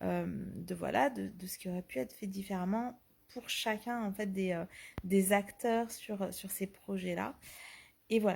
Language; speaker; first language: French; native; French